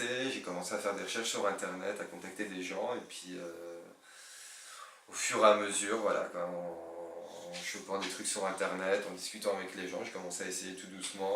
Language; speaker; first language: French; native; French